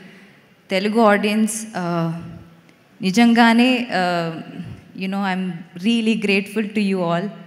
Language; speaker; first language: Telugu; non-native, learner; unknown